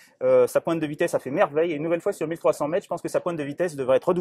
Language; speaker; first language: French; native; French